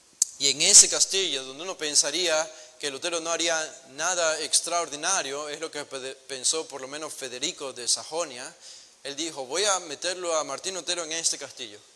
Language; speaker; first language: Spanish; native; Spanish